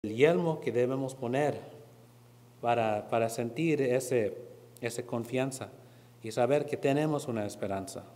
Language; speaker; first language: Spanish; non-native, learner; English